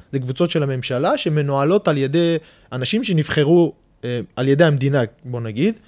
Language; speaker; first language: Hebrew; non-native, local second language; Adyghe